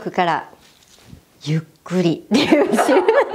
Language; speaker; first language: Japanese; native; Japanese